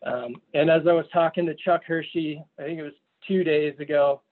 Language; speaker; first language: English; native; English